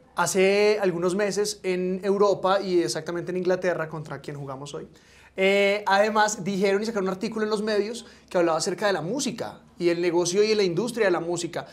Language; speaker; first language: Spanish; native; Spanish